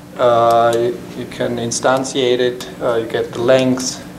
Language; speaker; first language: English; non-native, fluent; German